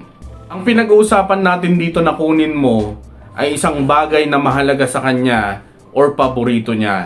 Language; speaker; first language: Filipino; native; Filipino